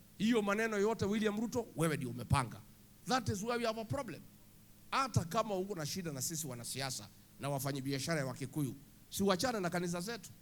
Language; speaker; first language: Swahili; non-native, local second language; Kikuyu